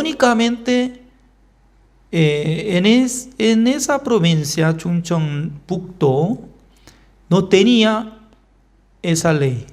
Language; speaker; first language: Spanish; non-native, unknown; Korean